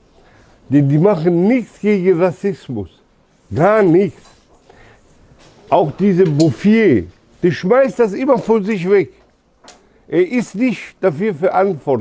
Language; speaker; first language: German; early bilingual, other home language; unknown